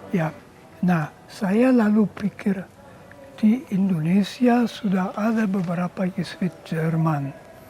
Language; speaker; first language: Indonesian; non-native, fluent; German